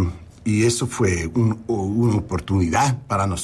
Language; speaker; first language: Spanish; non-native, learner; English